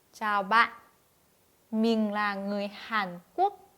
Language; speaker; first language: Vietnamese; non-native, fluent; Korean